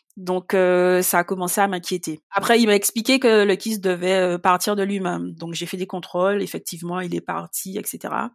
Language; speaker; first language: French; native; French